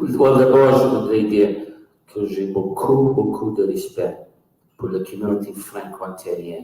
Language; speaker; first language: French; non-native, local second language; English